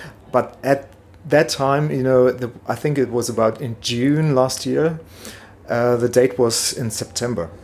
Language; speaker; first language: English; non-native, fluent; German